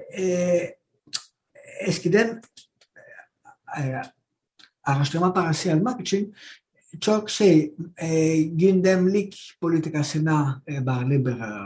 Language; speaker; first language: Turkish; non-native, fluent; Greek